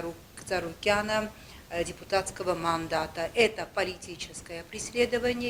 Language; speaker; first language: Russian; non-native, local second language; Armenian